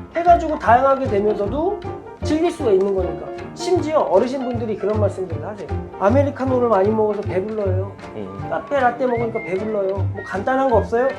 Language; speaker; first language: Korean; native; Korean